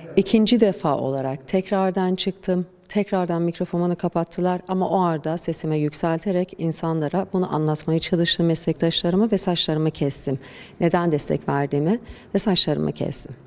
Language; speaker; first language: Turkish; non-native, fluent; Persian